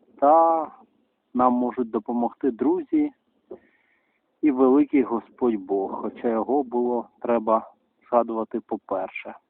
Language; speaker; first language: Ukrainian; non-native, local second language; Russian